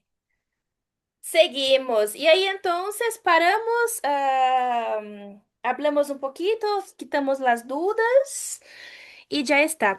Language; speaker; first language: Spanish; non-native, fluent; Portuguese